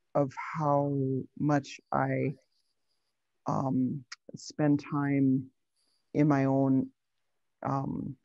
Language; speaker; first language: English; native; English